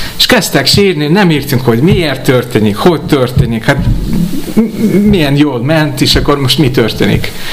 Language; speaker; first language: Hungarian; non-native, fluent; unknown